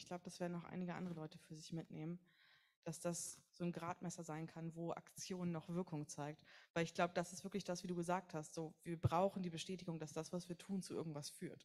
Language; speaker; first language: German; native; German